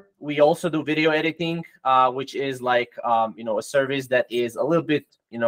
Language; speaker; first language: English; non-native, fluent; Croatian